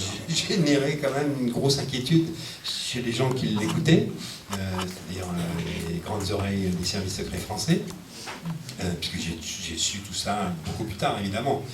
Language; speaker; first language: French; native; French